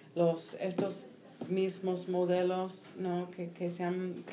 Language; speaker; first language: Spanish; non-native, fluent; English